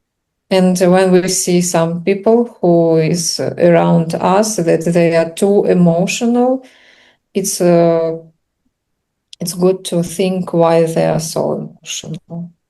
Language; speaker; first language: English; non-native, learner; Russian